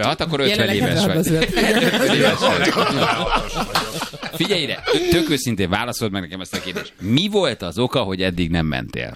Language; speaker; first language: Hungarian; native; Hungarian